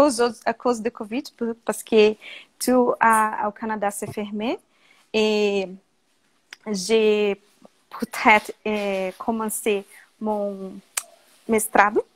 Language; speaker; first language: French; non-native, learner; Portuguese